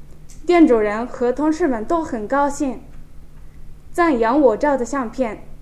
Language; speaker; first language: Chinese; non-native, fluent; Japanese